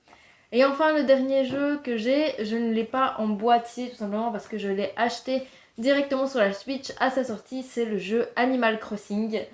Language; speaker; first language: French; native; French